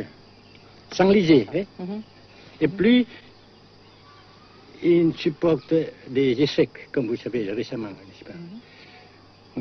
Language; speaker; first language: French; non-native, local second language; Vietnamese